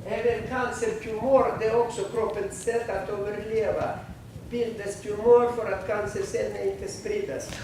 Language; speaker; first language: Swedish; non-native, fluent; Russian